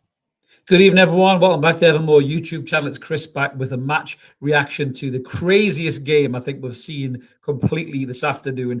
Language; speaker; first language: English; native; English